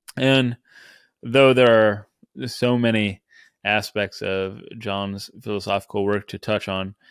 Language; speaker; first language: English; native; English